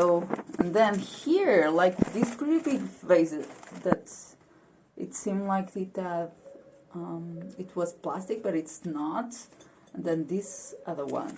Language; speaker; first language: English; non-native, fluent; Portuguese